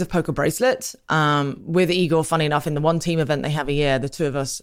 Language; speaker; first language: English; native; English